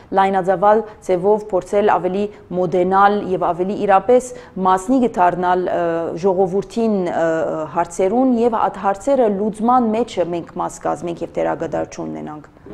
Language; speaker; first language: Armenian; early bilingual, heritage; Armenian